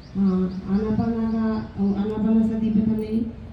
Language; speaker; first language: Hindi; non-native, learner; Burmese